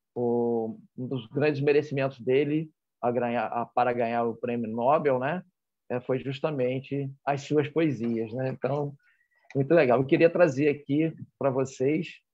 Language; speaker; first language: Portuguese; native; Portuguese